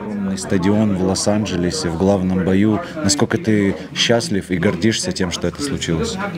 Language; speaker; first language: Russian; native; Russian